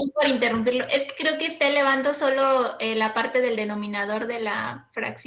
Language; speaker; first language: Spanish; native; Spanish